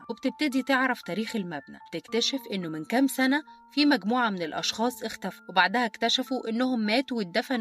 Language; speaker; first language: Arabic; native; Arabic